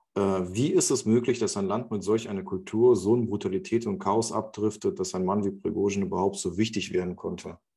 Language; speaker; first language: German; non-native, fluent; Russian